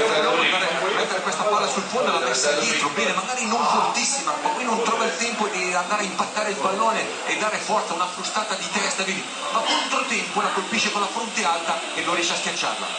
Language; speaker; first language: Italian; native; Italian